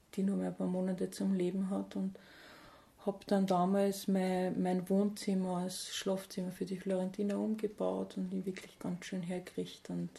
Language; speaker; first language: German; native; German